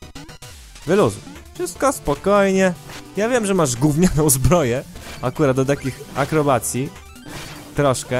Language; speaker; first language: Polish; native; Polish